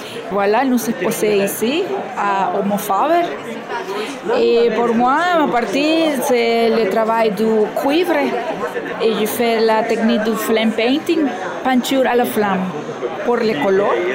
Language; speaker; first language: French; non-native, learner; Spanish